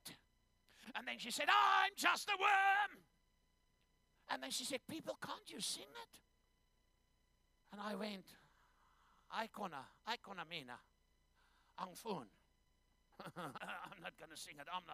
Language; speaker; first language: English; non-native, local second language; Afrikaans